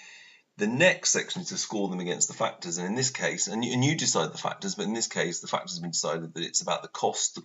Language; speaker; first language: English; native; English